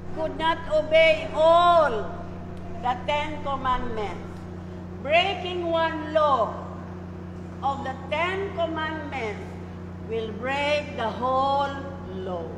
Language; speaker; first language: English; non-native, local second language; Chavacano